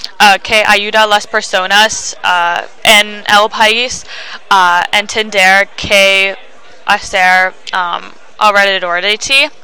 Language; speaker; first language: Spanish; non-native, learner; English